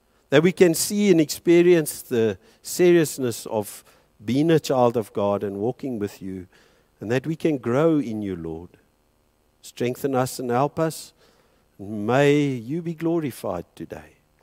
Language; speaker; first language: English; native; English